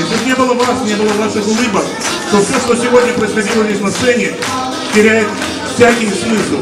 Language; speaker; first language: Russian; native; Russian